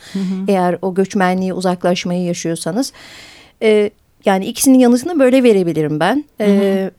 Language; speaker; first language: Turkish; early bilingual, heritage; Turkish